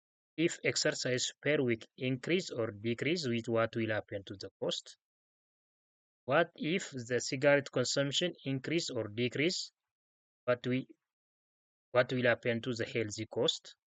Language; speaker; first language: English; non-native, local second language; Oromo